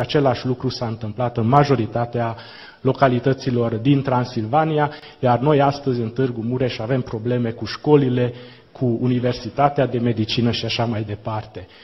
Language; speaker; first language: Romanian; non-native, local second language; Hungarian